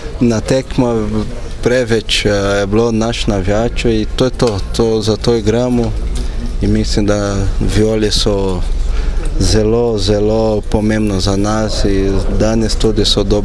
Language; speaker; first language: Slovenian; non-native, learner; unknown